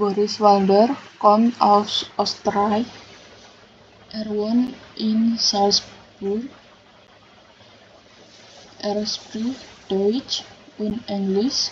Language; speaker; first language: German; non-native, fluent; Indonesian